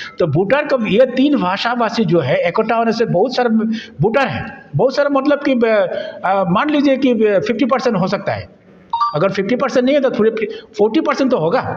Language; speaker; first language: Hindi; native; Hindi